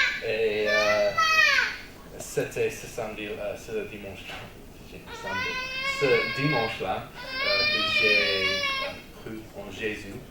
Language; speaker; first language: French; non-native, learner; English